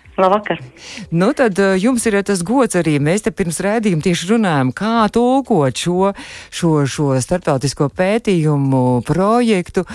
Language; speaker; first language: Latvian; native; Latvian